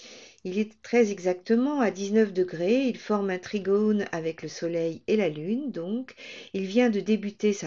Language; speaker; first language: French; native; French